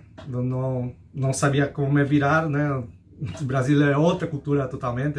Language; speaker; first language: Portuguese; non-native, fluent; Spanish